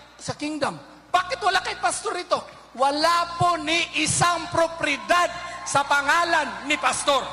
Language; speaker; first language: Filipino; non-native, local second language; Cebuano